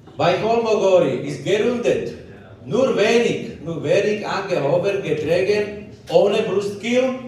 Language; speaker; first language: German; non-native, learner; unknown